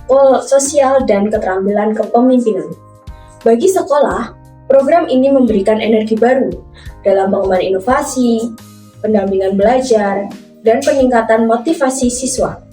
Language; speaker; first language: Indonesian; native; Indonesian